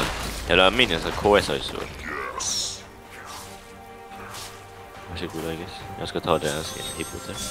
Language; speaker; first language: Swedish; native; Swedish